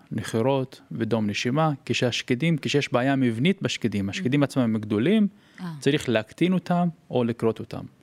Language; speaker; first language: Hebrew; non-native, local second language; Arabic